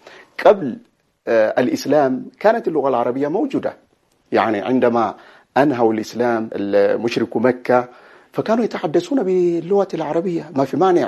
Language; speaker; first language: Arabic; non-native, fluent; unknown